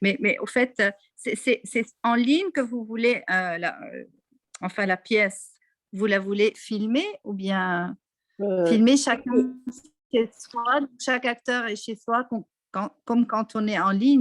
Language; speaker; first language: French; non-native, local second language; Arabic